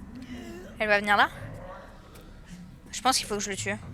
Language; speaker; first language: French; native; French